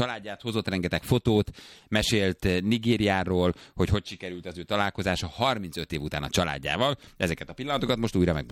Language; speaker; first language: Hungarian; native; Hungarian